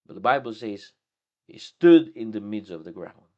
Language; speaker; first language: English; non-native, local second language; Filipino